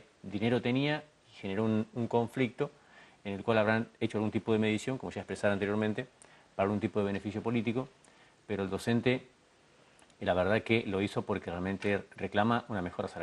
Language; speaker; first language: Spanish; native; Spanish